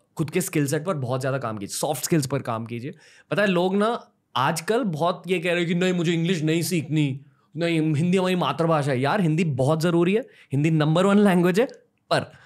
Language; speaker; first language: Hindi; native; Hindi